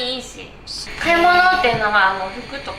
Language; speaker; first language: Japanese; native; Japanese